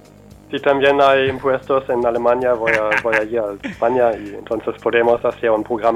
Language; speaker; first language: Spanish; non-native, learner; German